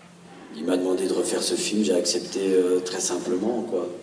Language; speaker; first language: French; early bilingual, other home language; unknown